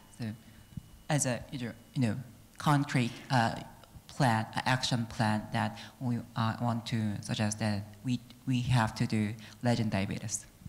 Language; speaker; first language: English; non-native, fluent; Korean